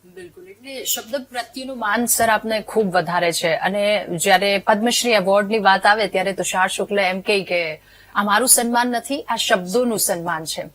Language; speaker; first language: Gujarati; native; Gujarati